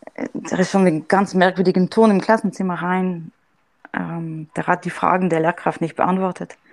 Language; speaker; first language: German; non-native, fluent; French